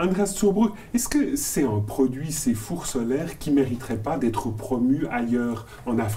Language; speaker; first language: French; native; French